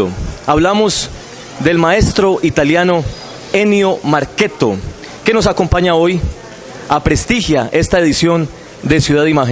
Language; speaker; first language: Spanish; native; Spanish